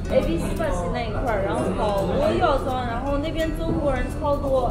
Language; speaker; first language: Chinese; native; Chinese